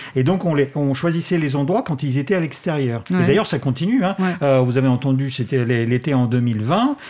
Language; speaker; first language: French; non-native, fluent; Russian